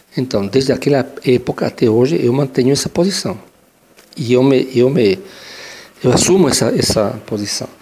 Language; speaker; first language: Portuguese; non-native, fluent; Spanish